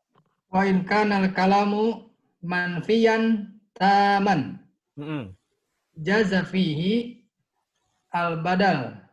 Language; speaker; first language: Arabic; non-native, learner; Indonesian